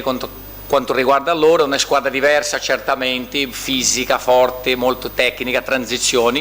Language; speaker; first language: Italian; non-native, fluent; Portuguese